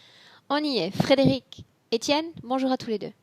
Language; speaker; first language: French; native; French